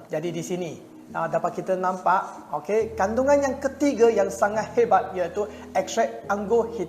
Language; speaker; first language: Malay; non-native, local second language; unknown